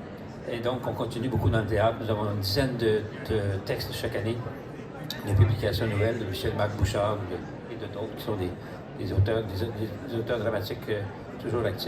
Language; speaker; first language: French; native; French